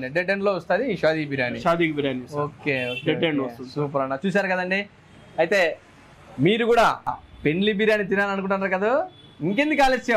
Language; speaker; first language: Telugu; native; Telugu